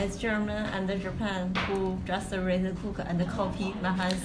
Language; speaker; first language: English; non-native, learner; Chinese